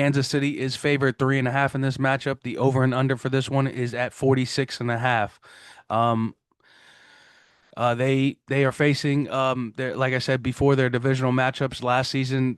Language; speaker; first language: English; native; English